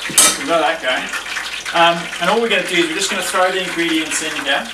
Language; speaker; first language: English; native; English